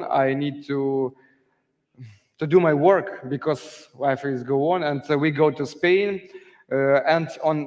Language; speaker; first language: English; non-native, learner; Ukrainian